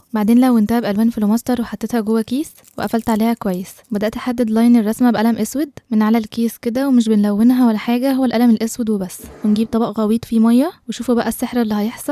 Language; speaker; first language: Arabic; native; Arabic